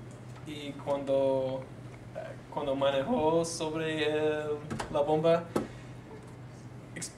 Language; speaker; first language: Spanish; non-native, learner; English